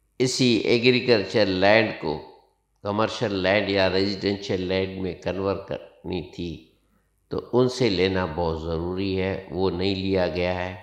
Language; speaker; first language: Urdu; non-native, local second language; Sindhi